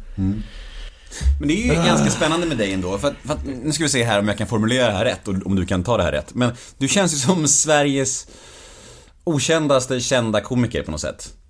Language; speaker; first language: Swedish; native; Swedish